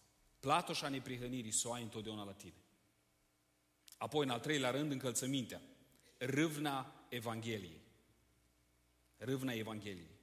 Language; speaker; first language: Romanian; native; Romanian